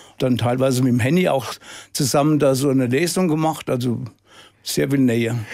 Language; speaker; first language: German; native; German